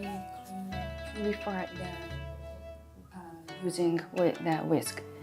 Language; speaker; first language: English; non-native, fluent; Japanese